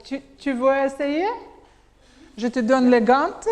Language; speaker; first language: French; non-native, learner; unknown